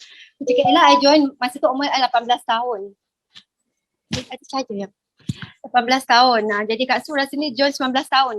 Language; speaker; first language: Malay; native; Malay